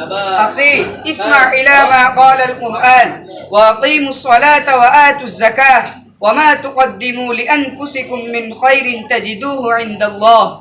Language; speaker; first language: Arabic; non-native, learner; Urdu